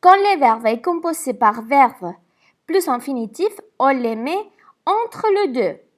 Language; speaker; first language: French; non-native, fluent; Spanish